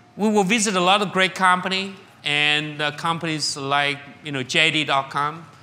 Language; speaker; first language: English; non-native, fluent; Chinese